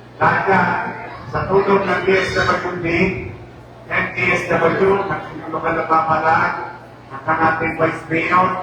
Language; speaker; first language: Filipino; native; Filipino